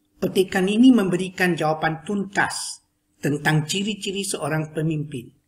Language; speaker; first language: Malay; non-native, local second language; Chinese